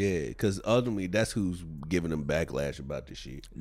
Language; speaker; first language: English; native; English